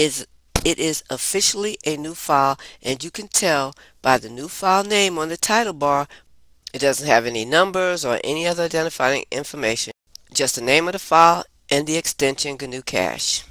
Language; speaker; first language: English; native; English